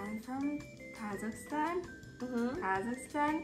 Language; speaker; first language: English; non-native, learner; Russian